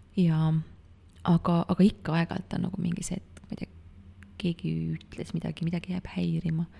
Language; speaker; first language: Estonian; native; Estonian